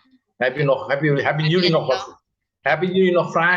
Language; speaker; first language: Dutch; non-native, fluent; Indonesian